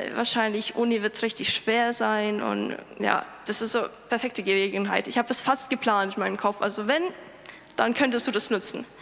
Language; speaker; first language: German; non-native, fluent; Lithuanian